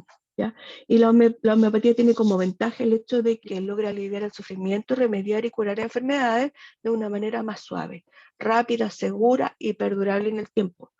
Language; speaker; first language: Spanish; native; Spanish